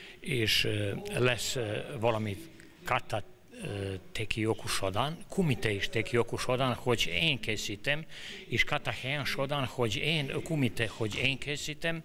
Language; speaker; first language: Hungarian; non-native, learner; Serbian